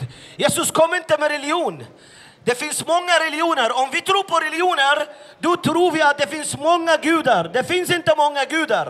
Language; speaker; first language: Swedish; non-native, fluent; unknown